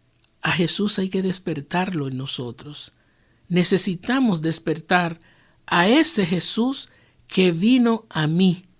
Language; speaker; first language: Spanish; native; Spanish